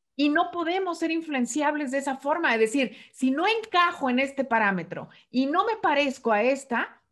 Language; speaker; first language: Spanish; native; Spanish